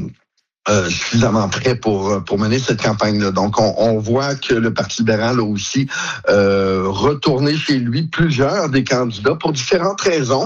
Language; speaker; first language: French; native; French